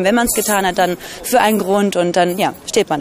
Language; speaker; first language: German; native; German